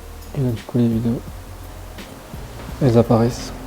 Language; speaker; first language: French; native; French